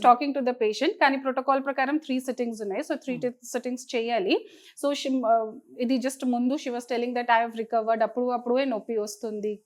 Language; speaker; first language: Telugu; non-native, local second language; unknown